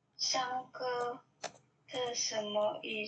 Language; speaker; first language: Chinese; non-native, learner; Indonesian